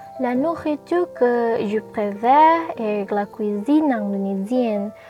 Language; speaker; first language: French; non-native, learner; Indonesian